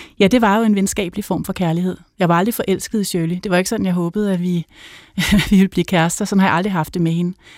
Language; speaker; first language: Danish; native; Danish